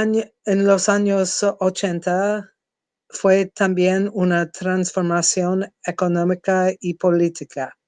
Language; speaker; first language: Spanish; non-native, fluent; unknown